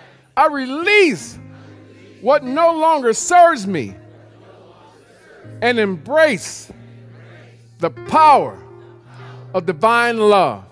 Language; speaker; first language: English; native; English